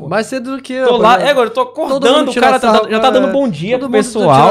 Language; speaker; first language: Portuguese; native; Portuguese